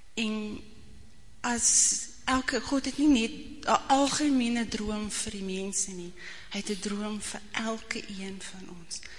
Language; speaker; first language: Afrikaans; native; Afrikaans